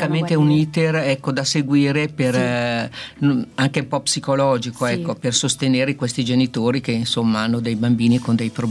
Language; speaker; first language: Italian; native; Italian